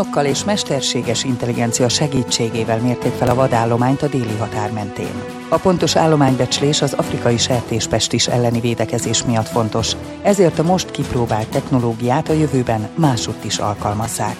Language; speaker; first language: Hungarian; native; Hungarian